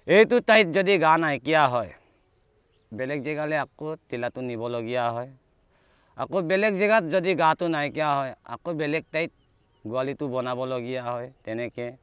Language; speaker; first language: Assamese; non-native, local second language; Mising